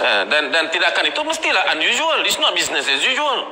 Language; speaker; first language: English; non-native, local second language; Malay